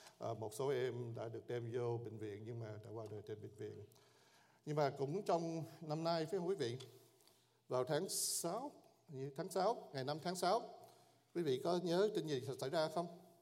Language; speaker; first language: Vietnamese; early bilingual, heritage; Vietnamese